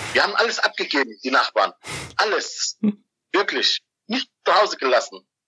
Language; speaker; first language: German; non-native, fluent; Arabic